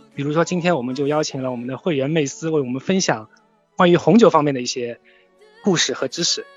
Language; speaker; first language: Chinese; native; Chinese